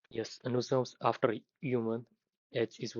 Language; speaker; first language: English; non-native, fluent; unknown